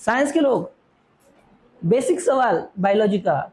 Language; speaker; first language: Hindi; non-native, local second language; Marathi